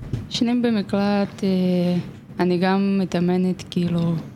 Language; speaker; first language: Hebrew; non-native, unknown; Ukrainian